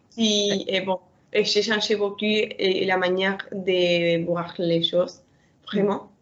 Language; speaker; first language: French; non-native, learner; Spanish